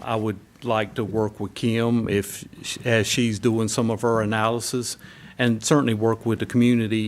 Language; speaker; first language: English; native; English